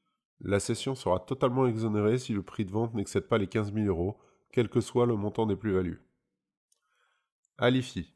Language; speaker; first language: French; native; French